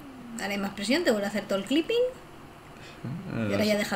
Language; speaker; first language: Spanish; native; Spanish